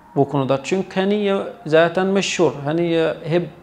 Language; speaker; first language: Turkish; non-native, fluent; Arabic